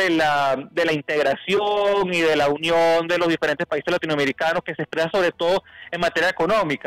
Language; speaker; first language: Spanish; native; Spanish